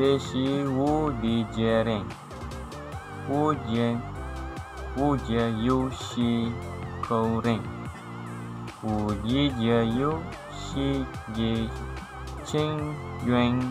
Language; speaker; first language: Chinese; non-native, learner; Malay